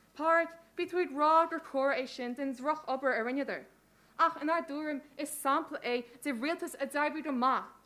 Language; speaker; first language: Irish; native; Irish